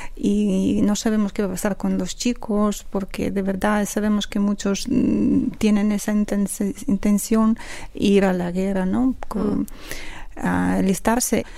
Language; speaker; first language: Spanish; non-native, fluent; Ukrainian